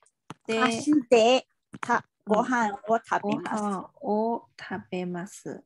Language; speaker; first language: Japanese; non-native, learner; Chinese